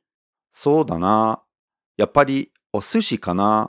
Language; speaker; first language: Japanese; non-native, fluent; English